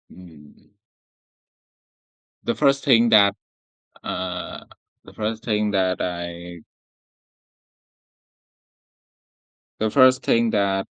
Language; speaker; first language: English; non-native, learner; Vietnamese